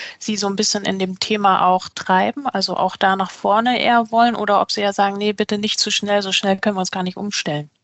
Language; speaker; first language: German; native; German